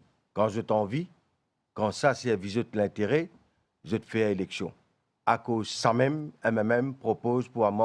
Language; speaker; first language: French; non-native, local second language; Morisyen